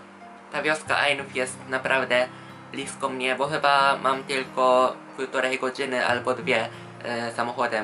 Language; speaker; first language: Polish; non-native, fluent; Japanese